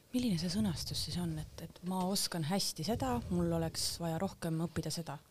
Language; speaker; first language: Estonian; native; Estonian